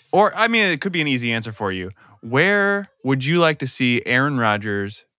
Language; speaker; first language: English; native; English